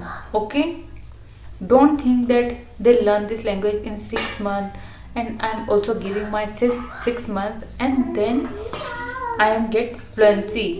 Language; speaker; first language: English; non-native, learner; Hindi